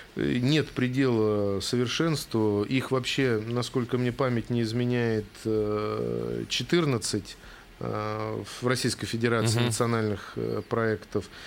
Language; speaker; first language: Russian; native; Russian